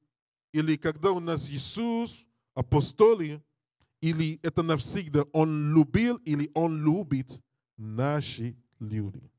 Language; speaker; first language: Russian; non-native, learner; English